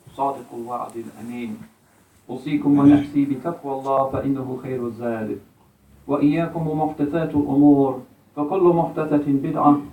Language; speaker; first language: Arabic; non-native, fluent; English